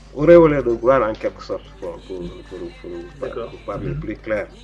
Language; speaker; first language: French; non-native, local second language; Wolof